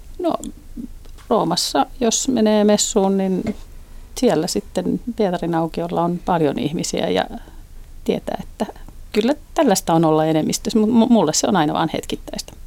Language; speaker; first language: Finnish; non-native, local second language; Swedish